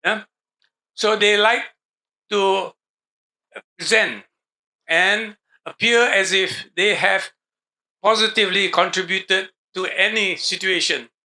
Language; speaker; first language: English; non-native, local second language; Malay